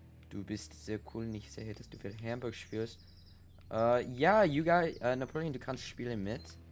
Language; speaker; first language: German; non-native, learner; English